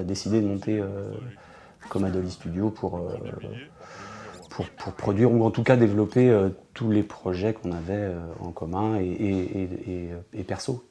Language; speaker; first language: French; native; French